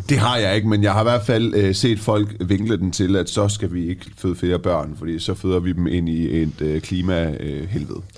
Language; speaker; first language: Danish; early bilingual, other home language; Persian